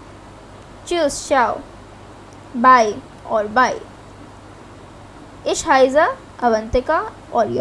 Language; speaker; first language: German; non-native, fluent; Hindi